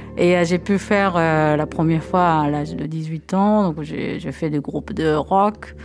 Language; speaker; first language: French; non-native, fluent; Japanese